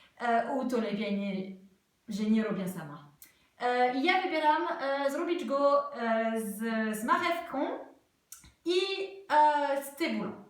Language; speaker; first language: Polish; non-native, learner; French